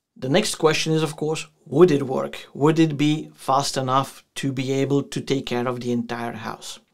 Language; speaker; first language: English; non-native, fluent; Dutch